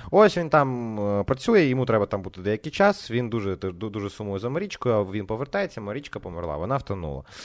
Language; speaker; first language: Ukrainian; non-native, local second language; Russian